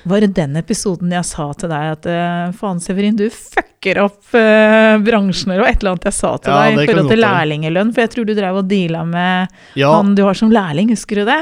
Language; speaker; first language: Norwegian; native; Norwegian